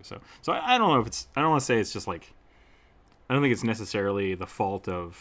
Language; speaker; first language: English; native; English